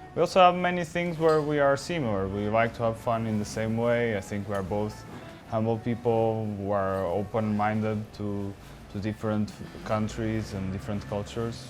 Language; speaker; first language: English; non-native, fluent; Portuguese